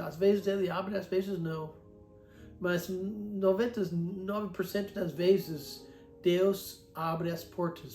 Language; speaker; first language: Portuguese; non-native, fluent; English